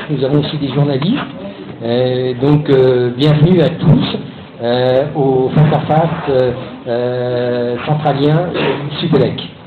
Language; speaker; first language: French; native; French